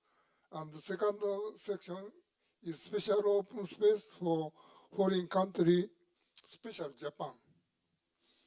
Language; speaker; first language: English; non-native, learner; Japanese